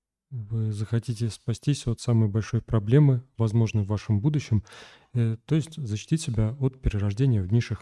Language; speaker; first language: Russian; native; Russian